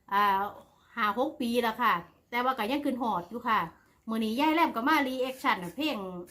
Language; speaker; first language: Thai; native; Thai